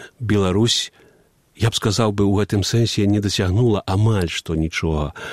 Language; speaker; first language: Belarusian; native; Belarusian